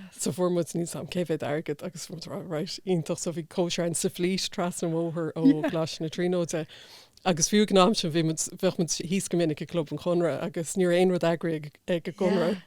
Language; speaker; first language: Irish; non-native, local second language; English